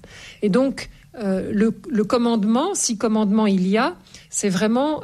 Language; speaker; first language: French; native; French